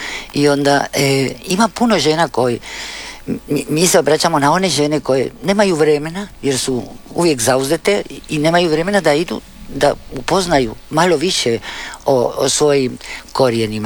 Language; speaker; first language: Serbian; early bilingual, heritage; Spanish